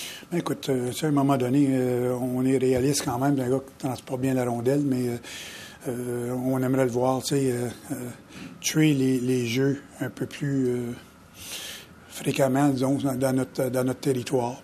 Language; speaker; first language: French; native; French